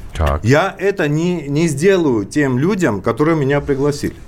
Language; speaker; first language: Russian; non-native, local second language; Georgian